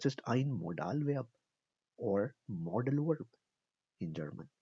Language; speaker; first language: German; non-native, fluent; Urdu